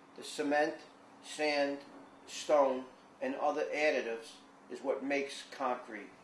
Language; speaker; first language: English; native; English